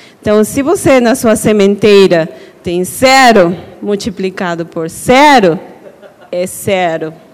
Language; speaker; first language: Portuguese; non-native, fluent; Spanish